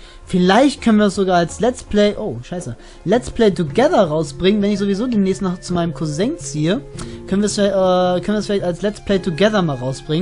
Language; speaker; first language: German; native; German